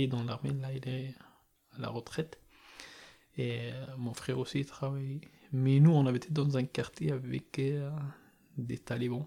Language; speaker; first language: French; non-native, learner; Persian